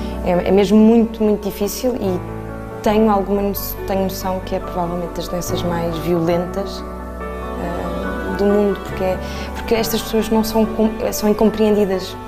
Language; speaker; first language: Portuguese; native; Portuguese